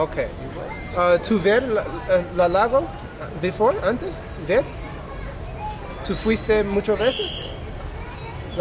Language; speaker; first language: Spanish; non-native, learner; English